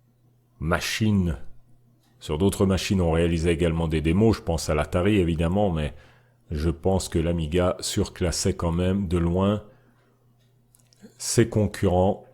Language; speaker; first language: French; native; French